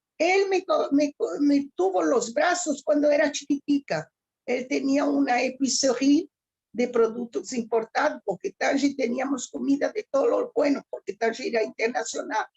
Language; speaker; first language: Spanish; early bilingual, heritage; Ladino